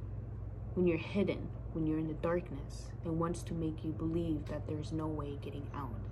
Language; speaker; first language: English; native; English